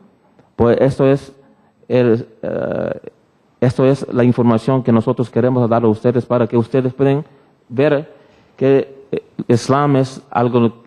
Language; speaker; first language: Spanish; early bilingual, heritage; Spanish